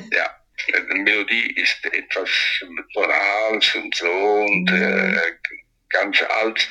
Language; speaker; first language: German; non-native, local second language; Italian